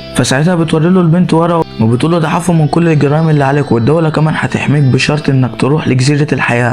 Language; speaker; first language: Arabic; native; Arabic